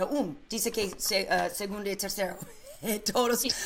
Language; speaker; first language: Portuguese; non-native, learner; English